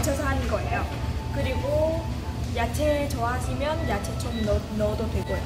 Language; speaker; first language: Korean; non-native, fluent; Vietnamese